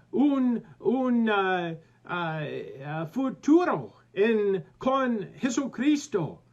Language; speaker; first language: Spanish; non-native, learner; English